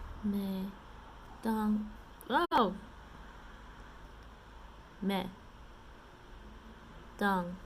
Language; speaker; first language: Vietnamese; non-native, learner; English